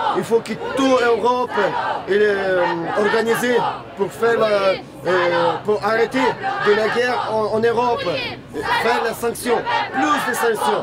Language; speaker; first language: French; non-native, learner; Ukrainian